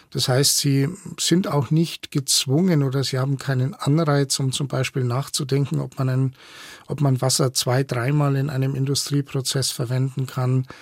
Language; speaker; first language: German; native; German